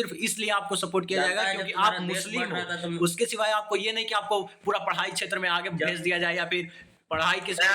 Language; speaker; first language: Hindi; native; Hindi